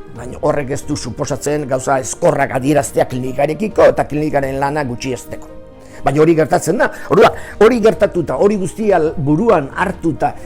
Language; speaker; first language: Basque; native; Basque